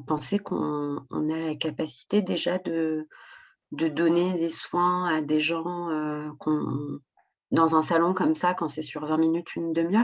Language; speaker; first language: French; native; French